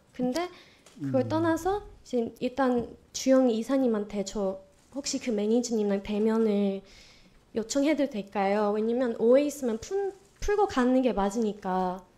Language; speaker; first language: Korean; non-native, fluent; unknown